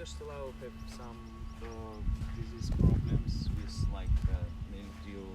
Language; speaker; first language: English; non-native, learner; Russian